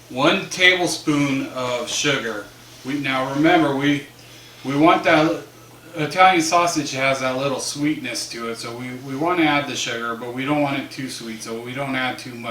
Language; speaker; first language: English; native; English